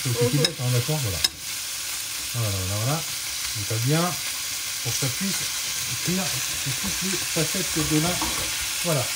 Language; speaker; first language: French; native; French